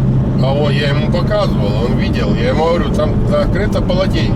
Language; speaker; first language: Russian; native; Russian